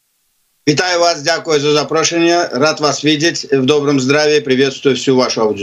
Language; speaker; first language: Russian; non-native, local second language; Azerbaijani